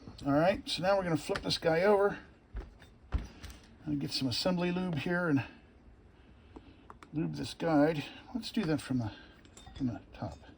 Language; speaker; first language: English; native; English